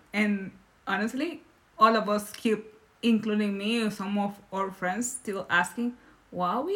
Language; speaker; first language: English; non-native, learner; Spanish